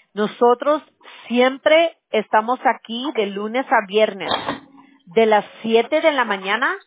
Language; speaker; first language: Spanish; early bilingual, other home language; English